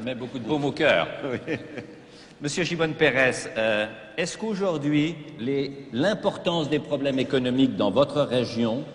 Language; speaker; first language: French; native; French